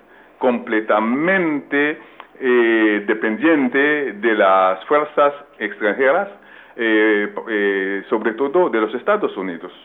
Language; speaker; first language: Spanish; non-native, local second language; Haitian Creole